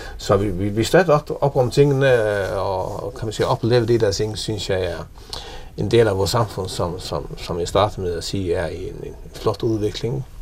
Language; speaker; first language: Danish; non-native, local second language; Faroese